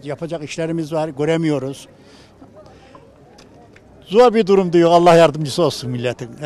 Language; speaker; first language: Turkish; native; Turkish